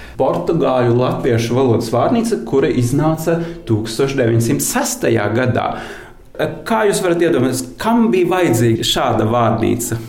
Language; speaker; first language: Latvian; non-native, fluent; Norwegian